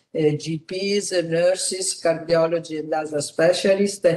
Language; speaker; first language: English; non-native, fluent; Italian